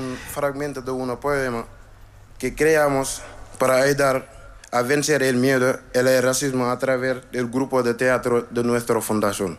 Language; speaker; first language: Spanish; non-native, learner; Wolof